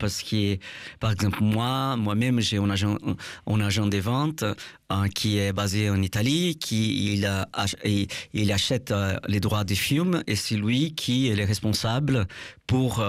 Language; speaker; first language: French; non-native, fluent; Portuguese